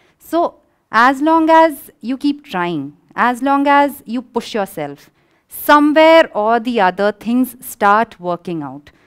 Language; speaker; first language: English; non-native, local second language; Malayalam